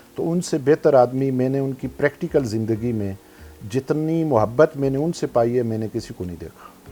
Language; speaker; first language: Urdu; non-native, local second language; Northern Hindko